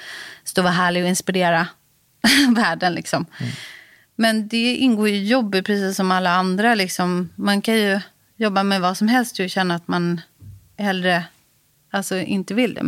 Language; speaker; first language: Swedish; native; Swedish